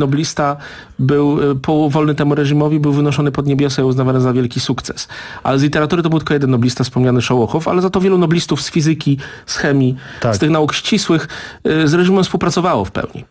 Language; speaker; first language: Polish; native; Polish